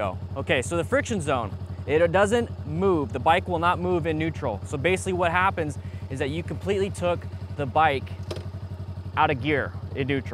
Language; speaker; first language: English; native; English